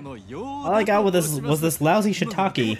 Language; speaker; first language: English; native; English